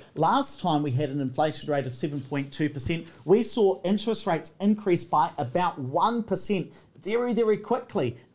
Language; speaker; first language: English; native; English